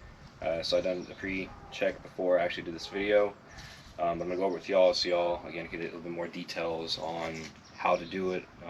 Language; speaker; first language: English; native; English